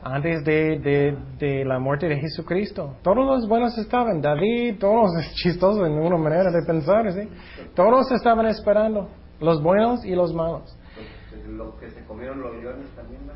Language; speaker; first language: Spanish; non-native, fluent; English